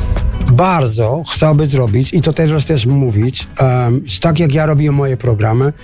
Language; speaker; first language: Polish; non-native, learner; Dutch